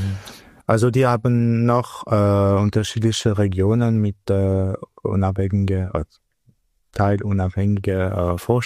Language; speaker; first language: German; non-native, local second language; French